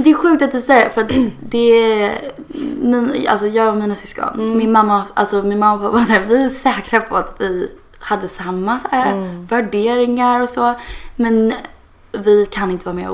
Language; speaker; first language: Swedish; early bilingual, heritage; Swedish